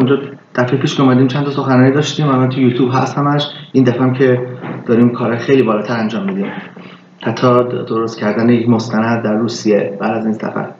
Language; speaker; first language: Persian; early bilingual, heritage; Persian